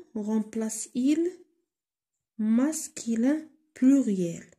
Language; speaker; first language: French; non-native, local second language; Arabic